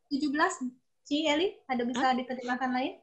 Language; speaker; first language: Indonesian; native; Indonesian